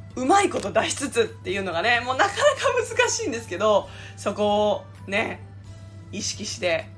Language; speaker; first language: Japanese; native; Japanese